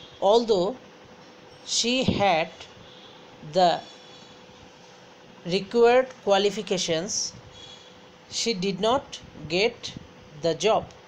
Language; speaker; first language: English; non-native, local second language; Bangla